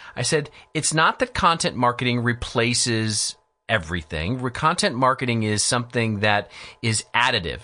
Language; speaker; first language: English; native; English